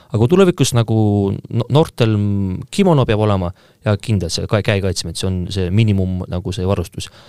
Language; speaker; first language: Estonian; non-native, local second language; Russian